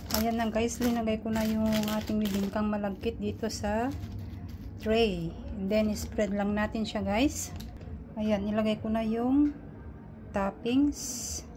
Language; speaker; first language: Filipino; non-native, local second language; Iloko